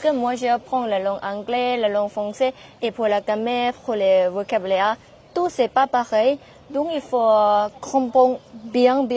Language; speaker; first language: French; non-native, learner; Thai